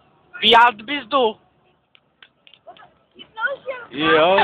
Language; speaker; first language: German; non-native, learner; Czech